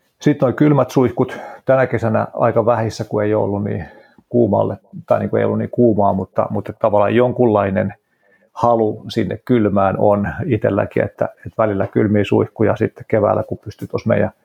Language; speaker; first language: Finnish; native; Finnish